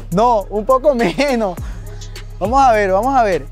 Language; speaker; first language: Spanish; native; Spanish